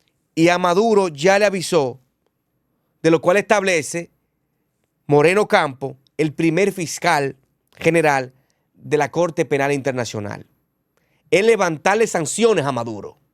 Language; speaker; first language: Spanish; native; Spanish